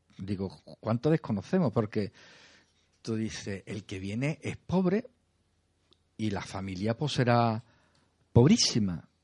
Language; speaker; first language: Spanish; native; Spanish